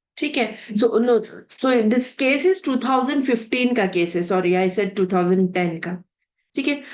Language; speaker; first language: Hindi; non-native, local second language; Marathi